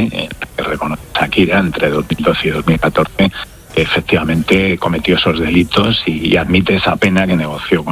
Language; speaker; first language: Spanish; native; Spanish